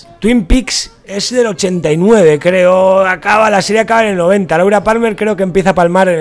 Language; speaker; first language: Spanish; native; Spanish